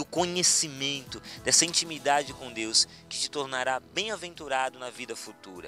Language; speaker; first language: Portuguese; native; Portuguese